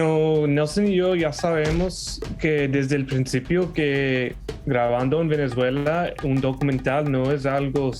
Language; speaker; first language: Spanish; non-native, fluent; English